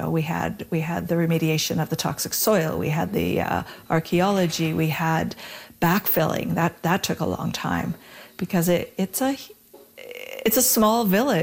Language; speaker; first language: English; native; English